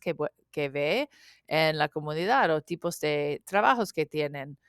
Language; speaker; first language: Spanish; non-native, learner; English